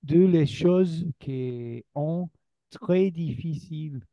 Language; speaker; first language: French; non-native, learner; Spanish